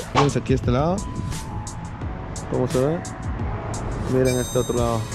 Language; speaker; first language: Spanish; native; Spanish